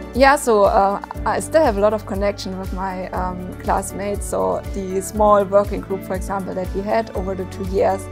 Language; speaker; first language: English; non-native, fluent; German